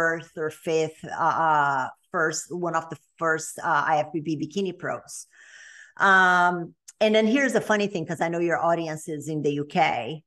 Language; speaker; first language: English; non-native, fluent; Portuguese